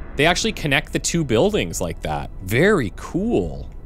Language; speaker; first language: English; native; English